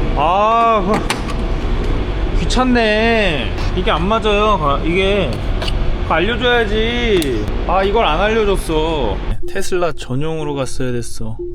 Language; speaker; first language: Korean; native; Korean